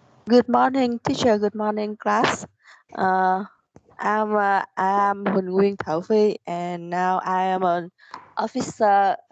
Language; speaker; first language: English; non-native, learner; Vietnamese